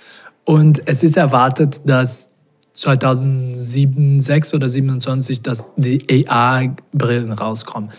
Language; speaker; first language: German; non-native, fluent; Portuguese